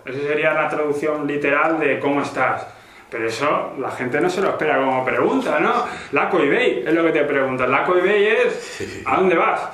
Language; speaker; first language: Spanish; native; Spanish